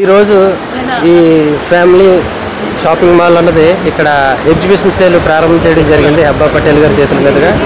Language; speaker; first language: Telugu; native; Telugu